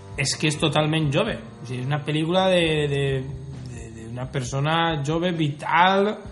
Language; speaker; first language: Spanish; non-native, local second language; Catalan